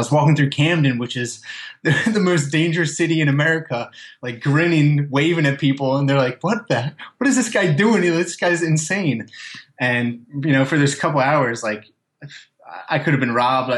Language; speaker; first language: English; native; English